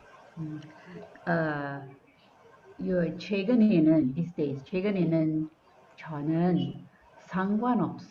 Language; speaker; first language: Korean; non-native, learner; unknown